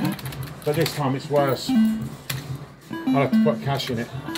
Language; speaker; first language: English; native; English